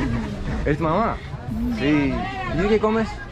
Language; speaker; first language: Spanish; non-native, learner; Greek